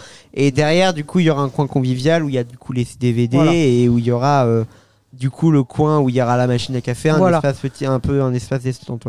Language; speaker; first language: French; native; French